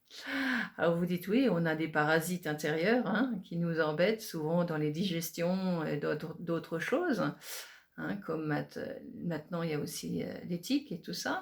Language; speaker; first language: French; native; French